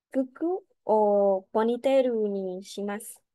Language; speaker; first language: Japanese; non-native, learner; Spanish